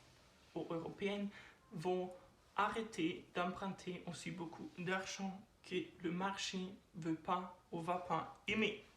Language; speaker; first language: French; non-native, learner; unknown